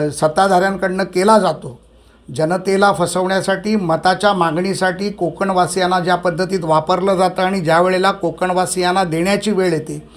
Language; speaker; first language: Marathi; native; Marathi